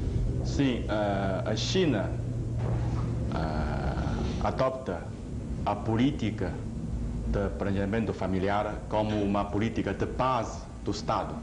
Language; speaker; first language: Portuguese; non-native, fluent; Chinese